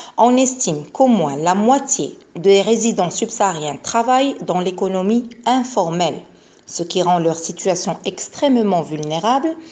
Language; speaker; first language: French; non-native, local second language; Arabic